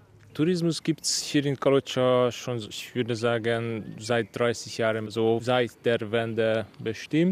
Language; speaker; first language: German; non-native, fluent; Hungarian